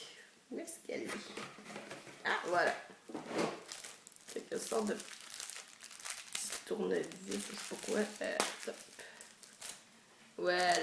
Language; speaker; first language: French; native; French